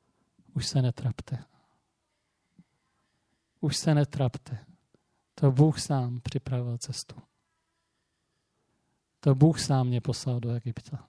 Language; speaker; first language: Czech; native; Czech